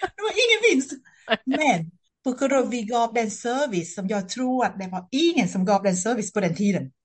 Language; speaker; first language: Swedish; non-native, fluent; Vietnamese